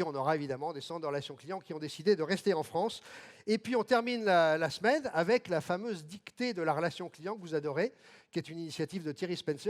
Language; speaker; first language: French; native; French